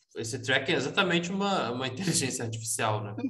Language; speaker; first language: Portuguese; native; Portuguese